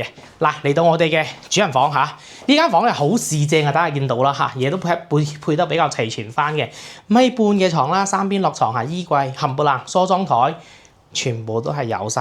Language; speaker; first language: Cantonese; native; Cantonese